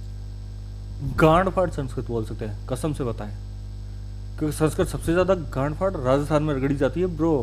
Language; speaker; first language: Hindi; native; Hindi